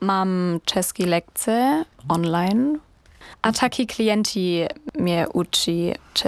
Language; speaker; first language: Czech; non-native, learner; German